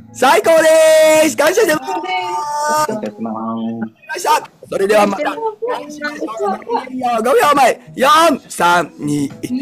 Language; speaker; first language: Japanese; native; Japanese